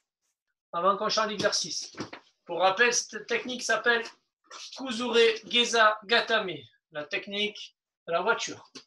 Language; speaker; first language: French; native; French